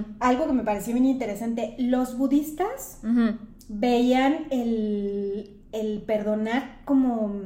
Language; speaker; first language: Spanish; native; Spanish